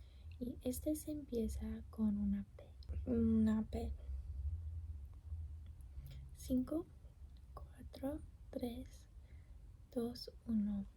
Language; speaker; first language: Spanish; non-native, learner; English